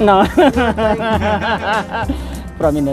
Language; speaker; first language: English; non-native, learner; Indonesian